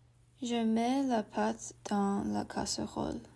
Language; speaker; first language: French; non-native, learner; English